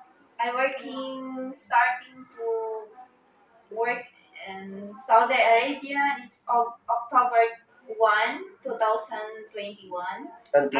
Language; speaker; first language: English; non-native, learner; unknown